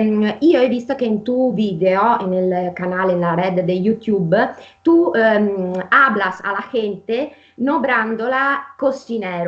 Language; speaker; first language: Spanish; non-native, fluent; Italian